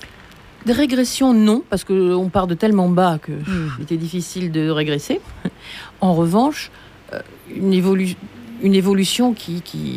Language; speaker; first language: French; native; French